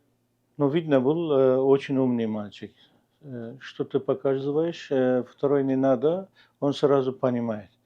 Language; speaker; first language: Russian; non-native, local second language; Abkhazian